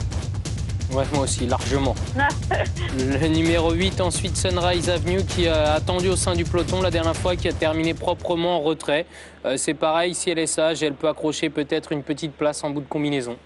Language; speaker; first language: French; native; French